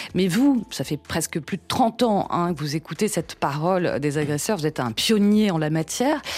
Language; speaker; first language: French; native; French